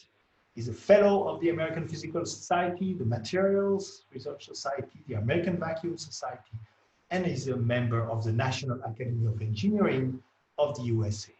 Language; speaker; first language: English; non-native, fluent; French